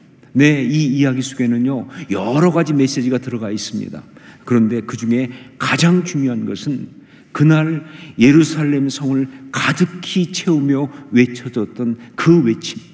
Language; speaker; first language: Korean; native; Korean